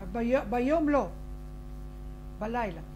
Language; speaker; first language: Hebrew; non-native, fluent; Arabic